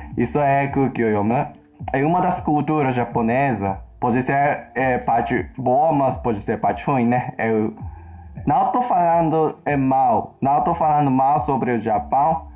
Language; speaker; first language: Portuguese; non-native, fluent; Japanese